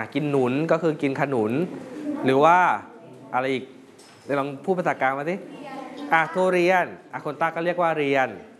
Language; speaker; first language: Thai; native; Thai